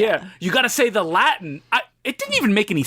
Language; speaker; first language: English; native; English